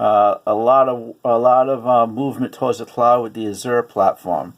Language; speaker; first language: English; native; English